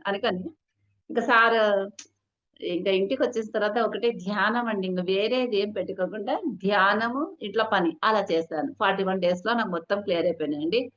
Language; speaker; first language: Telugu; non-native, local second language; Hindi